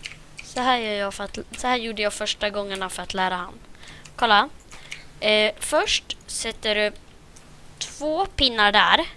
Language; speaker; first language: Swedish; native; Swedish